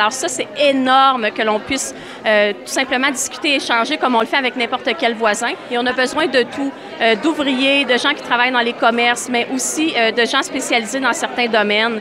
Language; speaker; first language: French; native; French